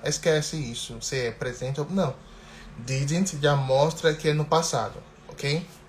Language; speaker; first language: Portuguese; non-native, fluent; English